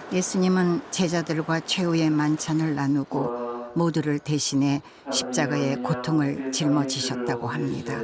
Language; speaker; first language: Korean; native; Korean